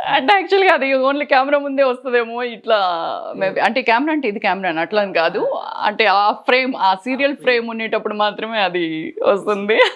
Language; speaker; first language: Telugu; native; Telugu